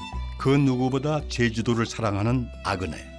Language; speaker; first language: Korean; native; Korean